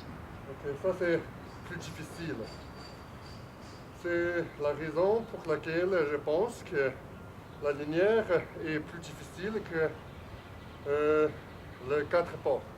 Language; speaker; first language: French; non-native, fluent; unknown